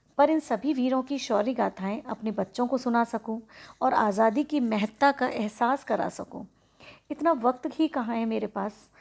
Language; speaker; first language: Hindi; native; Hindi